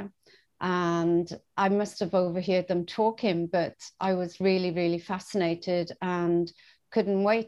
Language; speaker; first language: English; native; English